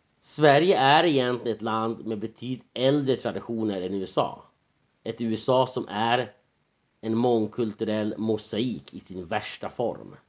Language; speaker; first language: Swedish; native; Swedish